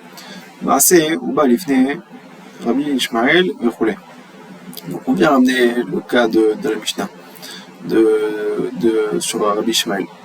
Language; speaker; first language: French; native; French